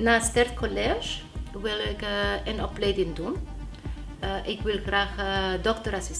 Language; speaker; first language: Dutch; non-native, learner; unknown